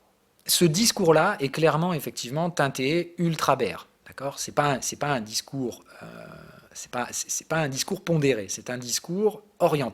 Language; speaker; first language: French; native; French